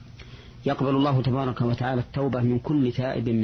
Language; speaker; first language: Arabic; native; Arabic